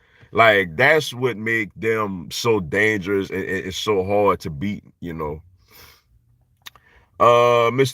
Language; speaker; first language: English; native; English